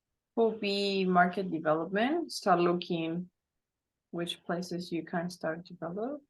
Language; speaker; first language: English; non-native, learner; Spanish